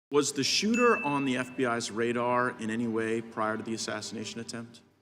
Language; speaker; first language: English; native; English